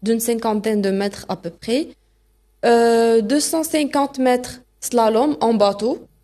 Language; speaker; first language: French; non-native, local second language; Arabic